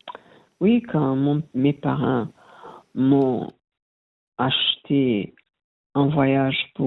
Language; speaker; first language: French; non-native, fluent; Portuguese